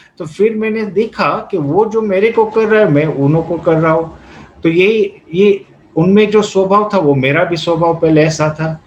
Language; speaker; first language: Hindi; non-native, fluent; Gujarati